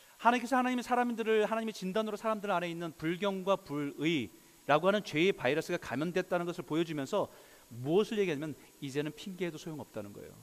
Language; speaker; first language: Korean; native; Korean